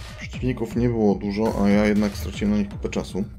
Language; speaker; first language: Polish; native; Polish